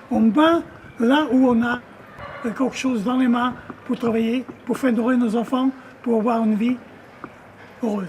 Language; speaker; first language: French; native; French